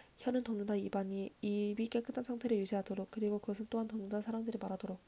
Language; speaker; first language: Korean; native; Korean